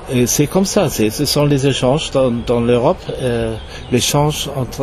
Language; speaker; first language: French; non-native, fluent; German